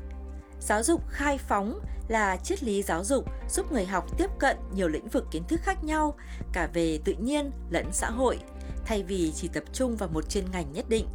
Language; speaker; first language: Vietnamese; native; Vietnamese